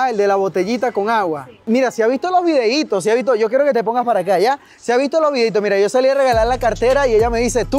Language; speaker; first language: Spanish; native; Spanish